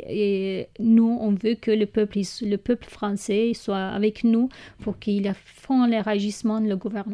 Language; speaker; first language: French; non-native, learner; Kurdish